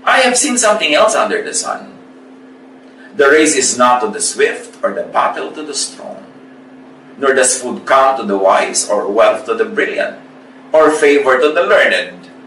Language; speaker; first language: English; non-native, local second language; Filipino